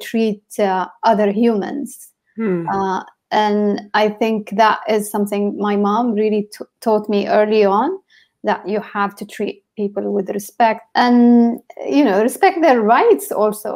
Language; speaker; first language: English; non-native, fluent; Arabic